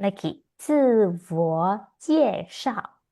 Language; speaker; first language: Chinese; non-native, fluent; Indonesian